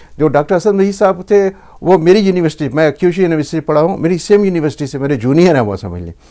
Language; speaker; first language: Urdu; native; Urdu